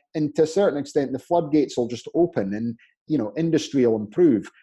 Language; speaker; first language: English; native; English